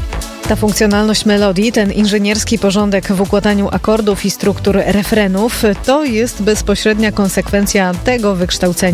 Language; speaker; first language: Polish; native; Polish